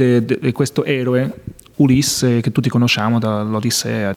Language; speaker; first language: Italian; non-native, fluent; Portuguese